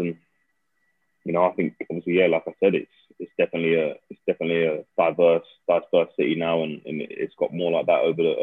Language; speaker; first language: English; native; English